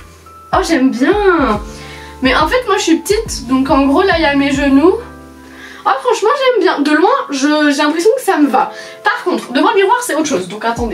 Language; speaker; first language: French; native; French